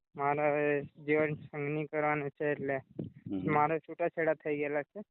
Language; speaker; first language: Gujarati; non-native, local second language; Kukna